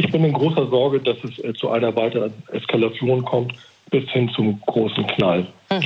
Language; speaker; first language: German; native; German